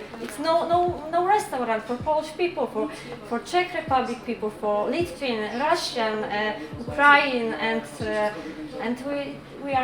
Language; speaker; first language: English; non-native, learner; Polish